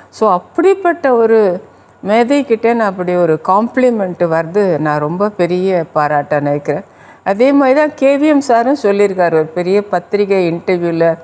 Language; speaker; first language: Tamil; native; Tamil